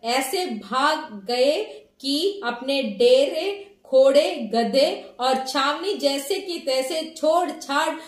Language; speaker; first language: Hindi; non-native, local second language; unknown